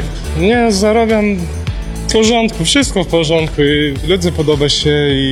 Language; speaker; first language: Polish; non-native, learner; Ukrainian